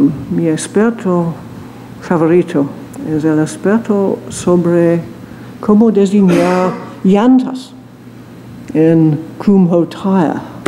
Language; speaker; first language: Spanish; non-native, learner; English